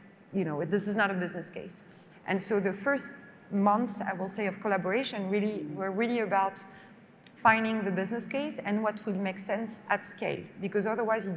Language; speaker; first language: English; non-native, fluent; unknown